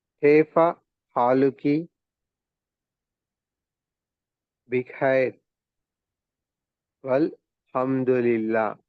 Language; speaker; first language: Arabic; non-native, learner; Telugu